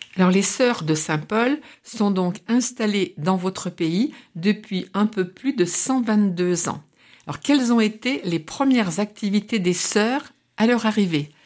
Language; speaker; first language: French; native; French